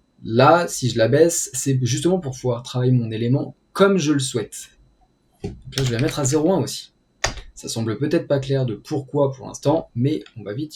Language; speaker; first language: French; native; French